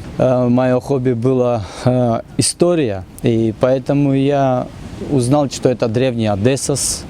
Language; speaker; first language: Russian; native; Russian